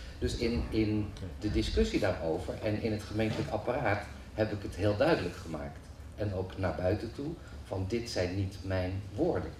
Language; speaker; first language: Dutch; native; Dutch